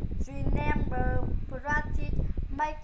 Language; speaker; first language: English; non-native, learner; Vietnamese